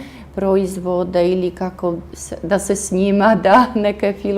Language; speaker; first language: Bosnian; non-native, fluent; Russian